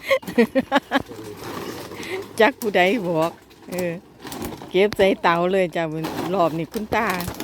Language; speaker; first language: Thai; native; Thai